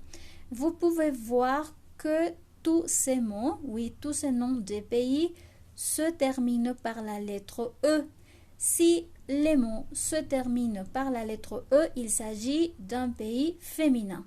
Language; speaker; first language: French; non-native, fluent; Spanish